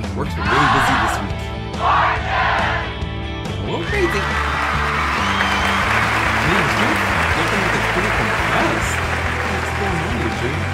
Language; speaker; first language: English; native; English